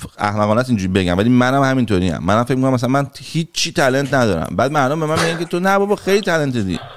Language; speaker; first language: Persian; native; Persian